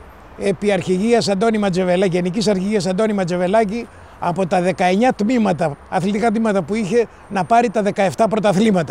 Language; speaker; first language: Greek; native; Greek